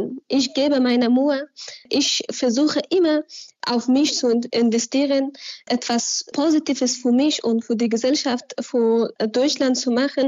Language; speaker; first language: German; non-native, learner; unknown